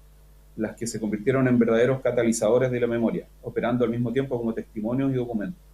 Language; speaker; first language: Spanish; native; Spanish